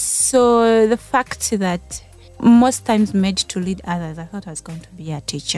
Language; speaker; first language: English; non-native, local second language; Ganda